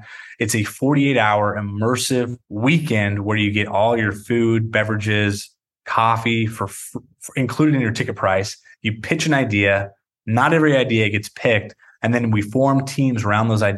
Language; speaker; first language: English; native; English